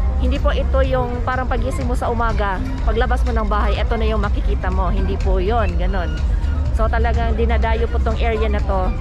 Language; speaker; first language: Filipino; non-native, local second language; Iloko